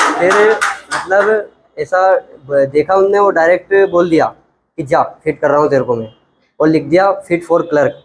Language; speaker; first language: Hindi; native; Hindi